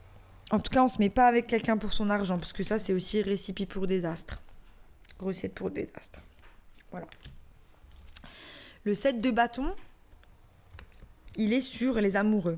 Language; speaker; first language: French; native; French